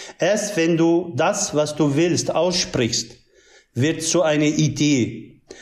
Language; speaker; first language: German; early bilingual, other home language; Turkish